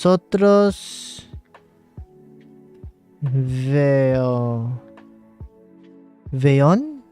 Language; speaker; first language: Spanish; non-native, learner; English